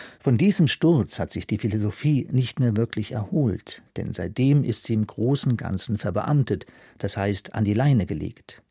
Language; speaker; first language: German; native; German